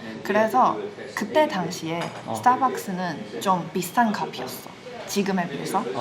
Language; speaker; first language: Korean; non-native, fluent; Chinese